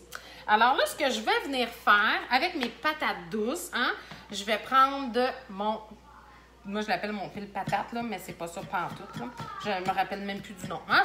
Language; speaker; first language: French; native; French